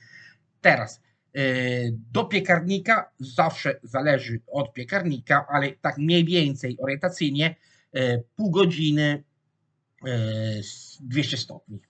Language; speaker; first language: Polish; non-native, fluent; Italian